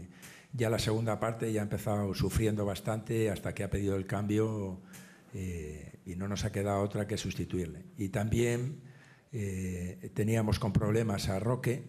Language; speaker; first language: Spanish; native; Spanish